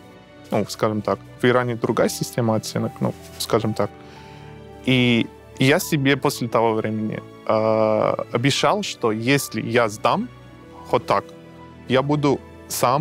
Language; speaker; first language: Russian; non-native, fluent; Persian